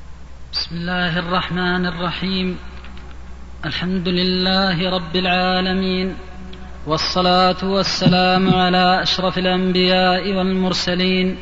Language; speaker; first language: Arabic; native; Arabic